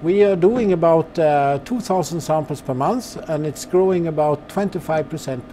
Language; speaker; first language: English; non-native, fluent; Swedish